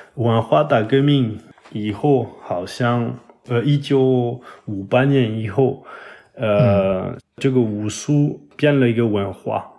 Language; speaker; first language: Chinese; non-native, learner; French